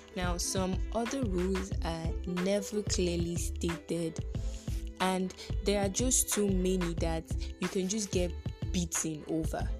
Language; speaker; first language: English; non-native, local second language; Yoruba